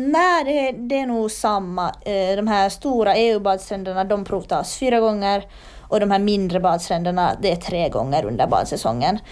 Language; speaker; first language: Swedish; native; Swedish